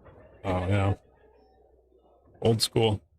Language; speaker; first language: English; native; English